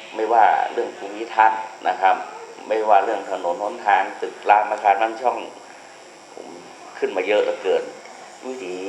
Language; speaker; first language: Thai; native; Thai